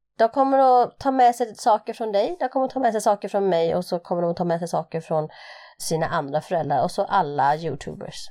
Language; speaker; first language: Swedish; early bilingual, other home language; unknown